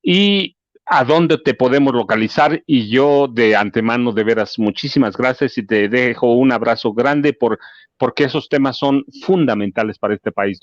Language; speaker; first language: Spanish; native; Spanish